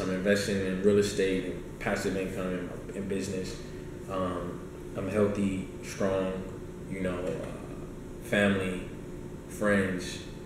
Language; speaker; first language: English; native; English